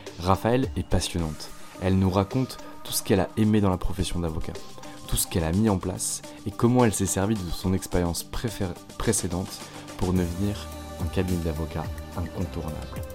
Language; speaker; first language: French; native; French